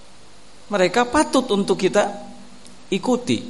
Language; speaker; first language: Indonesian; native; Indonesian